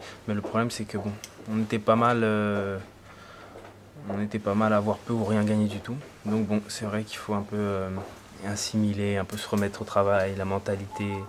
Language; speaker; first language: French; native; French